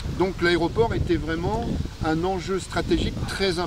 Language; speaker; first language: French; native; French